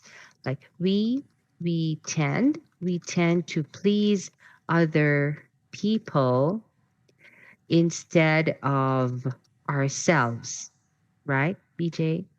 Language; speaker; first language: English; non-native, fluent; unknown